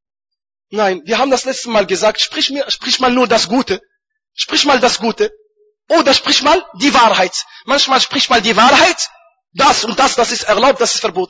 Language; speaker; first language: German; non-native, fluent; Arabic